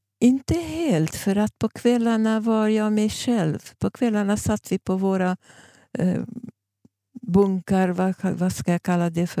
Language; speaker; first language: Swedish; non-native, fluent; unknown